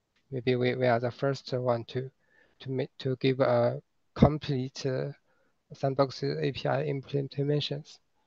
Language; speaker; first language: English; non-native, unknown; Chinese